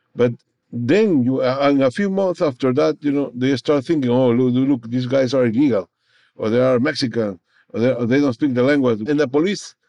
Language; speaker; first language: English; non-native, learner; Spanish